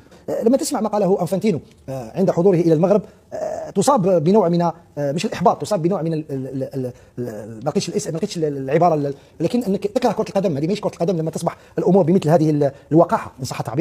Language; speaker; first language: Arabic; native; Arabic